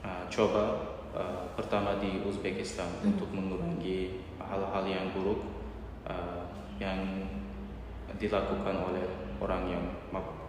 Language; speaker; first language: Indonesian; non-native, learner; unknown